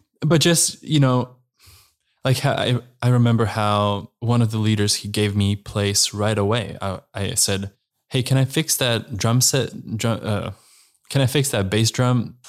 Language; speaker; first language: English; non-native, fluent; Slovenian